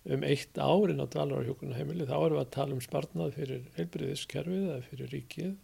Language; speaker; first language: Icelandic; native; Icelandic